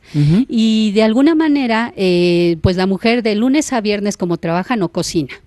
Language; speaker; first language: Spanish; native; Spanish